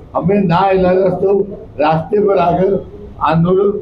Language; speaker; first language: Hindi; non-native, local second language; Marathi